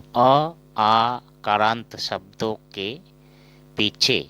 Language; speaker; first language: Hindi; non-native, local second language; Assamese